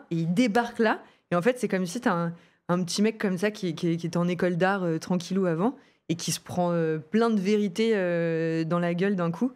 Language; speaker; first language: French; native; French